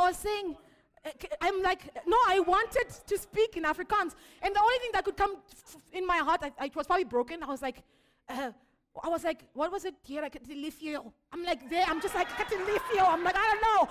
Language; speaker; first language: English; non-native, local second language; Shona